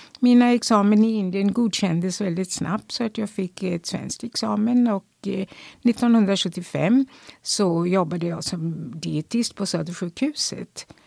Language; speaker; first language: Swedish; non-native, fluent; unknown